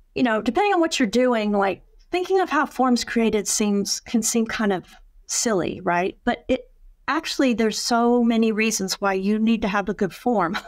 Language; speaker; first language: English; native; English